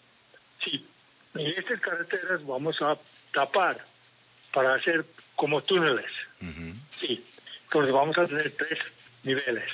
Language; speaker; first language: Spanish; non-native, fluent; English